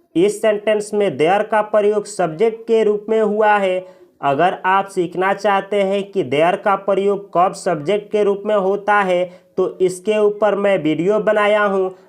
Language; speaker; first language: Hindi; native; Hindi